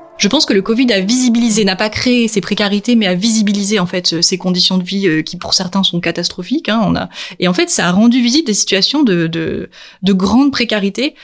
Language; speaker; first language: French; native; French